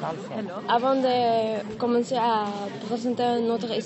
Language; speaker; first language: French; non-native, learner; Arabic